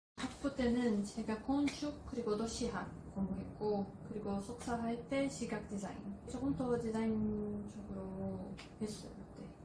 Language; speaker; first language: Korean; non-native, fluent; Portuguese